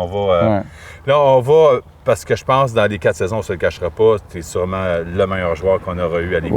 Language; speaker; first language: French; native; French